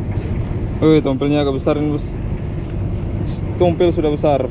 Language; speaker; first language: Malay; non-native, local second language; Javanese